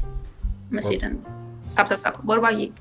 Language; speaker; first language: English; non-native, fluent; Russian